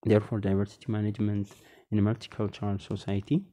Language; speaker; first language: English; non-native, local second language; Amharic